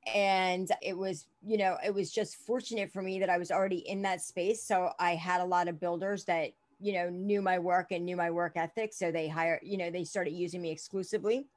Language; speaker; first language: English; native; English